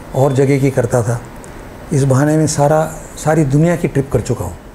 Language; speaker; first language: Hindi; non-native, local second language; Gujarati